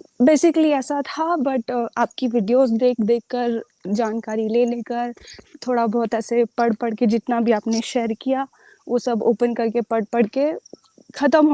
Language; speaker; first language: Hindi; native; Hindi